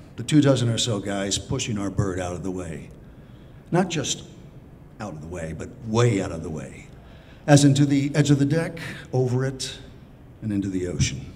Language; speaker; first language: English; native; English